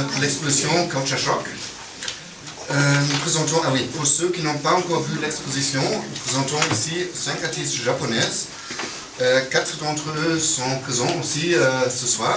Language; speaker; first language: French; non-native, fluent; German